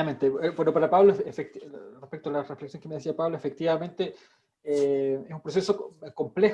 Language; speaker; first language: Spanish; native; Spanish